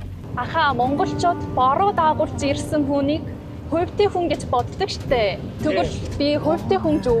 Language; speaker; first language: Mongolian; non-native, fluent; Korean